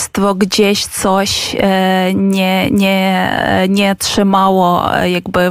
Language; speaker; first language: Polish; non-native, fluent; Ukrainian